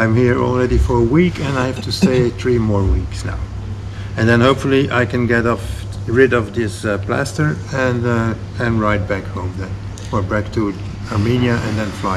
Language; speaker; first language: English; non-native, fluent; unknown